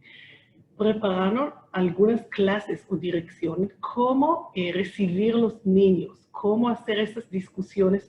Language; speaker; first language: Spanish; non-native, fluent; Hebrew